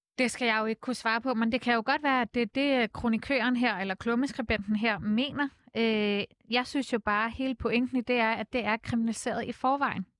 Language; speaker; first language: Danish; native; Danish